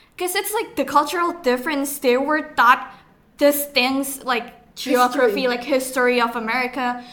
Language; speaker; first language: English; non-native, fluent; Indonesian